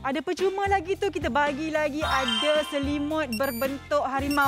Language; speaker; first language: Malay; native; Malay